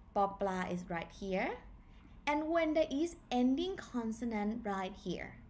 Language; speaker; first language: English; non-native, fluent; Thai